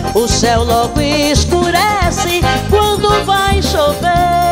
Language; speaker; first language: Portuguese; native; Portuguese